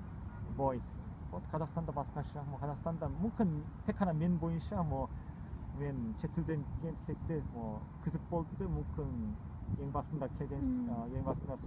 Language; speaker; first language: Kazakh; non-native, learner; Korean